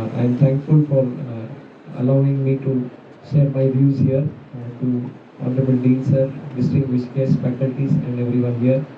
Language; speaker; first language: English; non-native, local second language; Marathi